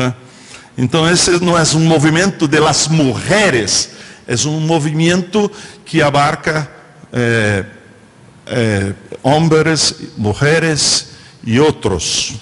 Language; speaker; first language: Spanish; non-native, fluent; Portuguese